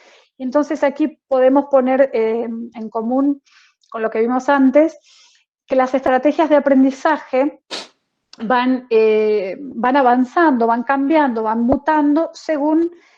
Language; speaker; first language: Spanish; native; Spanish